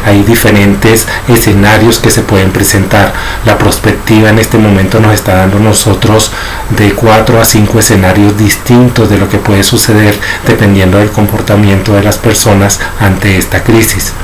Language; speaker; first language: Spanish; native; Spanish